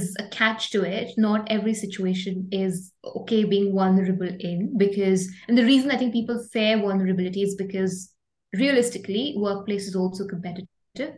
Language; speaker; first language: English; non-native, local second language; Hindi